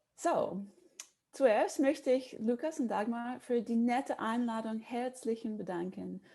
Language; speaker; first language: German; non-native, learner; English